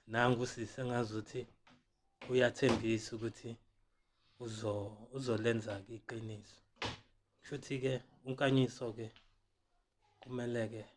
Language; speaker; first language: Zulu; native; Zulu